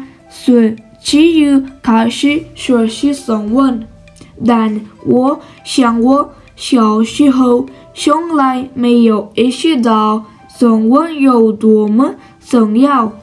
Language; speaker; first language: Chinese; non-native, learner; Spanish